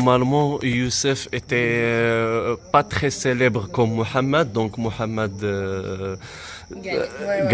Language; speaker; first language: French; non-native, learner; Arabic